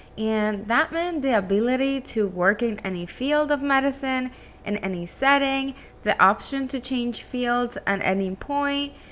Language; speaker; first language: English; non-native, fluent; Spanish